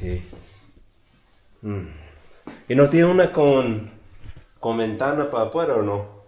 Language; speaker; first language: Spanish; non-native, learner; English